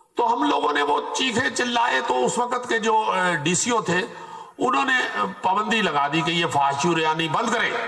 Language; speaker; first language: Urdu; non-native, local second language; Punjabi